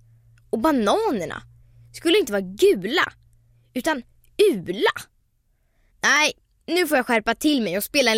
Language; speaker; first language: Swedish; native; Swedish